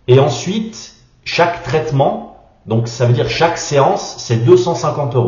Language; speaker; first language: French; native; French